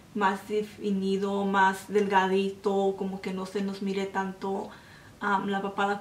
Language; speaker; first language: Spanish; early bilingual, heritage; Spanish